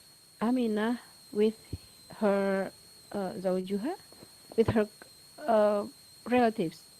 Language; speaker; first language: English; non-native, learner; Urdu